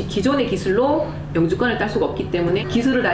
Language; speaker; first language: Korean; native; Korean